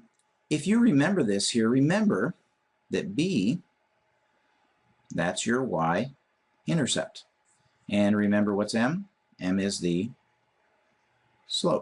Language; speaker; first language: English; native; English